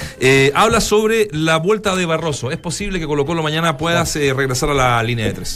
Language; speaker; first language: Spanish; native; Spanish